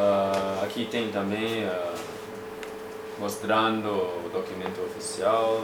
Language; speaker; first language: Portuguese; non-native, fluent; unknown